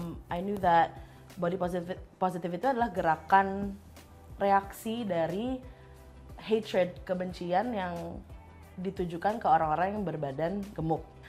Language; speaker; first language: Indonesian; native; Indonesian